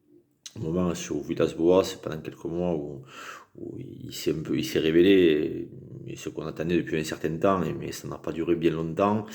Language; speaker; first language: French; native; French